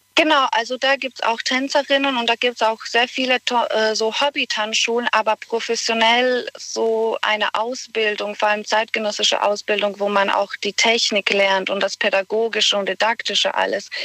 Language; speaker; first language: German; non-native, fluent; Bosnian